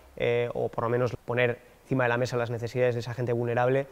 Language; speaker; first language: Spanish; native; Spanish